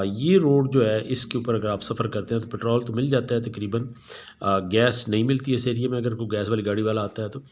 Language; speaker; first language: Urdu; non-native, local second language; Punjabi